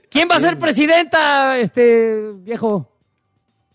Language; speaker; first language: Spanish; native; Spanish